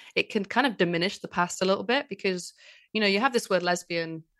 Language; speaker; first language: English; native; English